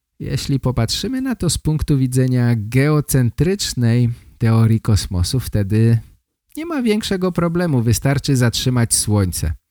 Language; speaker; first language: Polish; native; Polish